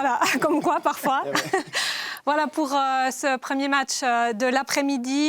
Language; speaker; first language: French; native; French